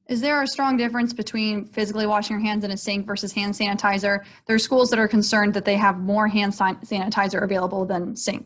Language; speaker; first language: English; native; English